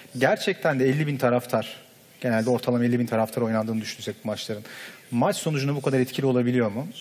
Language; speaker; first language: Turkish; native; Turkish